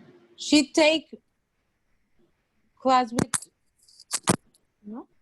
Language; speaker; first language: English; non-native, learner; Spanish